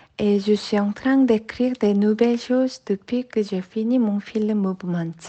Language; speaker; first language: French; non-native, fluent; Korean